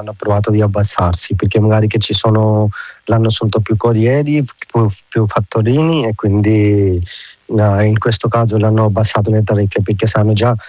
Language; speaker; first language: Italian; non-native, learner; Urdu